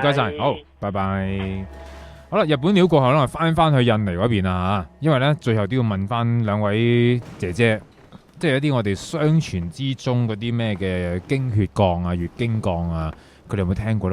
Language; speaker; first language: Cantonese; native; Cantonese